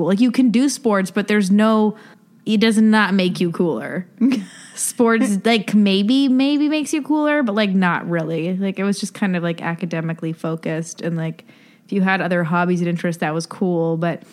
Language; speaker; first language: English; native; English